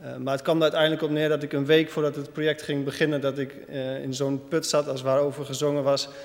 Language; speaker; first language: Dutch; native; Dutch